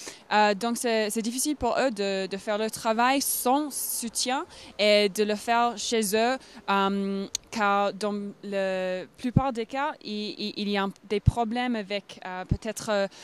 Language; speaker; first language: French; non-native, fluent; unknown